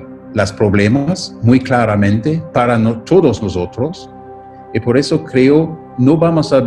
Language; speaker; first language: Spanish; non-native, fluent; German